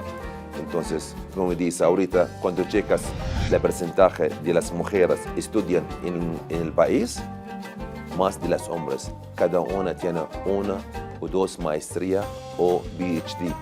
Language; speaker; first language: Spanish; non-native, fluent; Arabic